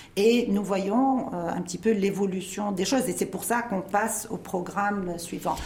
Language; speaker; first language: French; non-native, local second language; Arabic